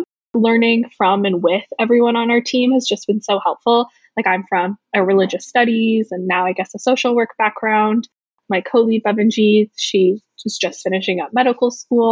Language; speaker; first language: English; native; English